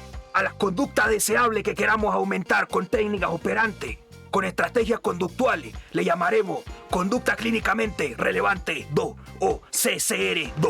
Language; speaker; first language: Spanish; native; Spanish